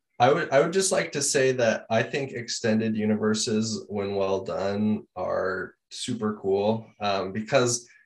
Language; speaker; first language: English; native; English